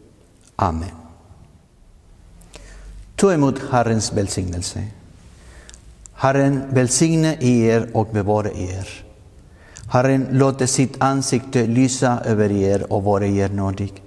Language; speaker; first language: Swedish; non-native, fluent; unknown